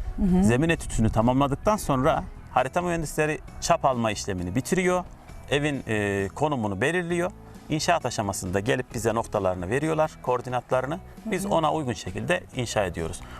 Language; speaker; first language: Turkish; native; Turkish